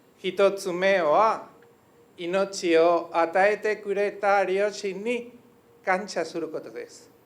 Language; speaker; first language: Japanese; non-native, learner; Spanish